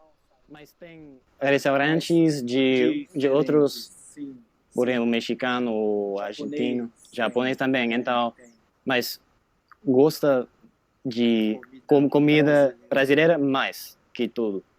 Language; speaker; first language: Portuguese; non-native, learner; English